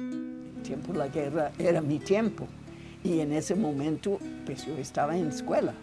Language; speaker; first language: Spanish; non-native, fluent; English